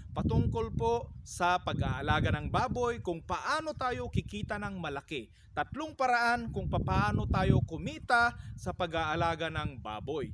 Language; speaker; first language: Filipino; non-native, local second language; Iloko